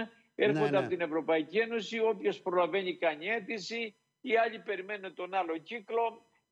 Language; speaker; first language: Greek; native; Greek